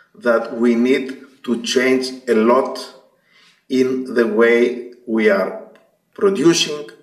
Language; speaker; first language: English; non-native, fluent; Greek